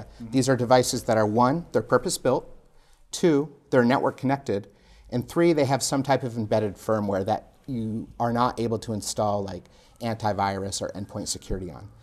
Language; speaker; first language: English; native; English